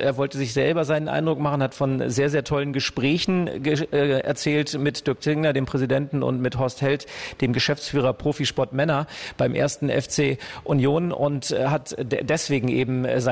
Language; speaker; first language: German; native; German